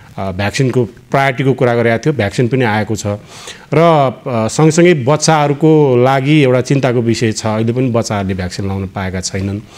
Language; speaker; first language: Nepali; native; Nepali